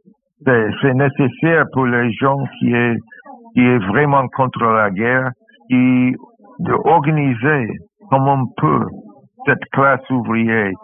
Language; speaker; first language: French; non-native, fluent; English